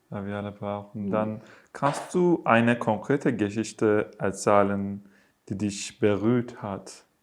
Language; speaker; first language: German; non-native, learner; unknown